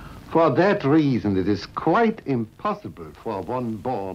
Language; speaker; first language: English; non-native, fluent; German